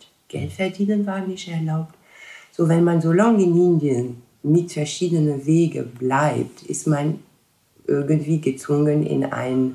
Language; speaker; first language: German; non-native, fluent; French